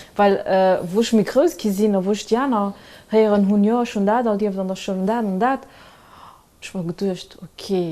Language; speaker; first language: Luxembourgish; early bilingual, other home language; Kabuverdianu